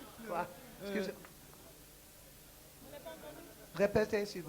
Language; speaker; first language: French; non-native, learner; English